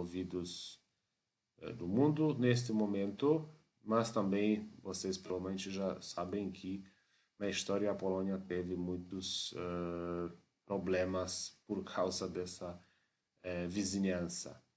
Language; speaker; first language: Portuguese; non-native, fluent; Polish